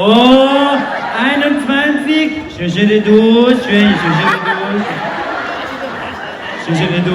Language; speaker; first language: German; non-native, learner; Tibetan